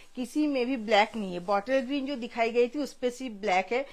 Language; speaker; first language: Hindi; non-native, local second language; Bangla